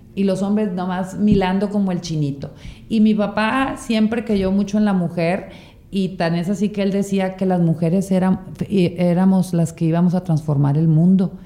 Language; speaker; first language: Spanish; native; Spanish